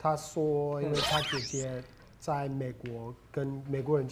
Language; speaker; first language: Chinese; non-native, fluent; English